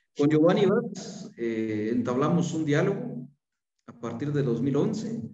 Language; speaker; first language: Spanish; non-native, local second language; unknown